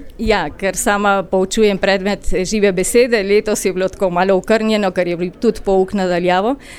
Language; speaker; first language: Slovenian; early bilingual, heritage; Slovenian